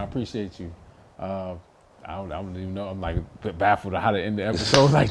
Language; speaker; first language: English; native; English